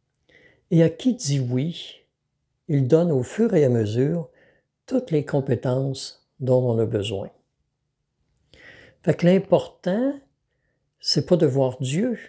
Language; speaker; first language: French; native; French